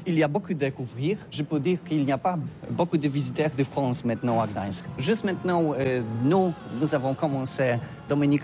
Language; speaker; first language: French; non-native, learner; Polish